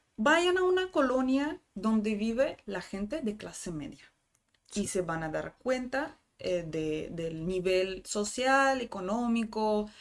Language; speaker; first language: Spanish; non-native, fluent; Russian